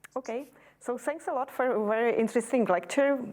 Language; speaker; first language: English; non-native, fluent; Czech